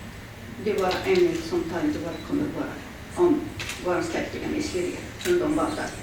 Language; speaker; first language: Swedish; early bilingual, other home language; Assyrian Neo-Aramaic